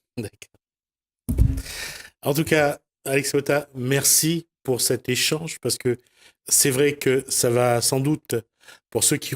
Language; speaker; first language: French; native; French